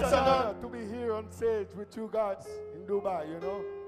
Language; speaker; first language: English; non-native, fluent; Seselwa Creole French